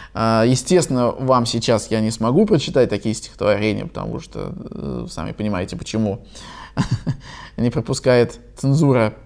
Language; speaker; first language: Russian; native; Russian